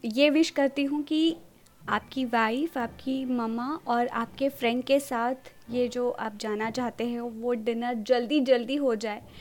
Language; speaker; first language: Hindi; non-native, local second language; Marathi